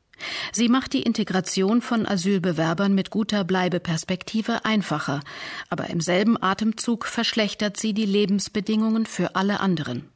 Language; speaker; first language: German; native; German